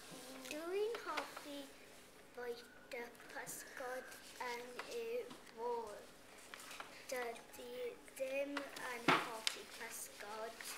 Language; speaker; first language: Welsh; non-native, local second language; English